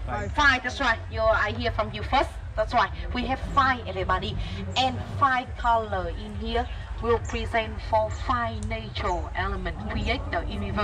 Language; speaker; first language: English; non-native, learner; Vietnamese